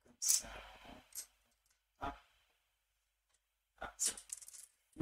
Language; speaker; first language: French; native; French